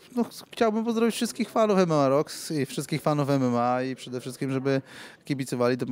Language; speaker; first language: Polish; native; Polish